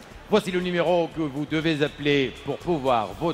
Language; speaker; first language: French; non-native, fluent; Turkish